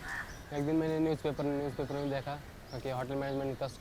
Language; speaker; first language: Hindi; non-native, local second language; Marathi